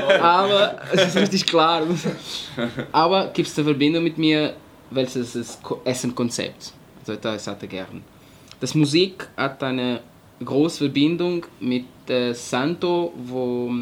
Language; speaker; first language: German; non-native, fluent; Portuguese